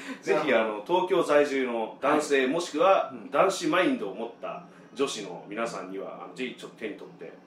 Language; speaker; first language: Japanese; native; Japanese